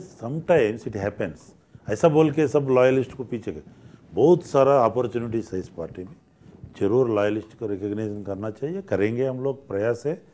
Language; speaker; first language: Hindi; non-native, local second language; Telugu